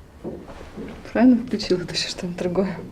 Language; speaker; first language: Russian; native; Russian